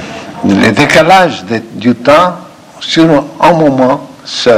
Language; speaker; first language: French; non-native, fluent; Portuguese